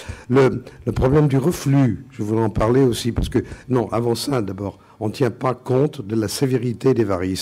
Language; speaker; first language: French; native; French